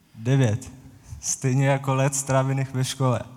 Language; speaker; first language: Czech; non-native, fluent; Ukrainian